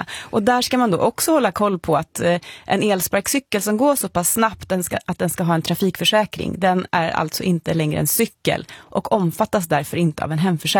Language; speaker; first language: Swedish; native; Swedish